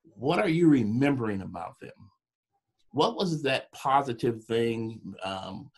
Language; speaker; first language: English; native; English